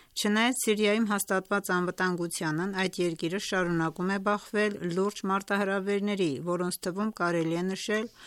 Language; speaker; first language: Armenian; native; Armenian